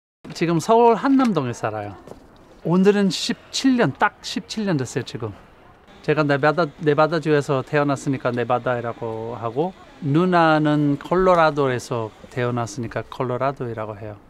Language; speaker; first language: Korean; non-native, fluent; English